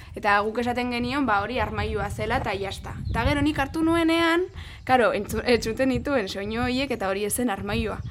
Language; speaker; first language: Basque; non-native, local second language; Spanish